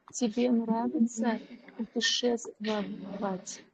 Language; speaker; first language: Russian; non-native, learner; Uzbek